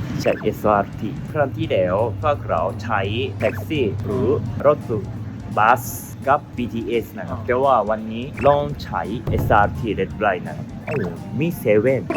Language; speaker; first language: Thai; non-native, learner; Japanese